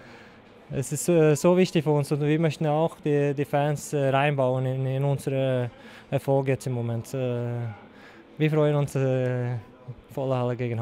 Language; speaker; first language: German; non-native, fluent; Norwegian